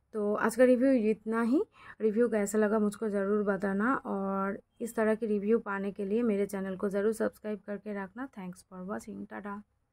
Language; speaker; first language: Hindi; non-native, local second language; Bangla